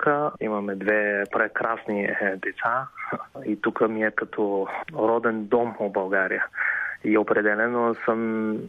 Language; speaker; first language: Bulgarian; non-native, fluent; Chinese